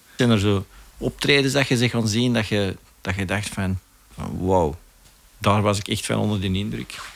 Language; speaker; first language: Dutch; native; Dutch